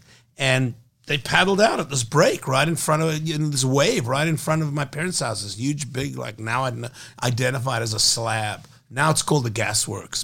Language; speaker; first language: English; native; English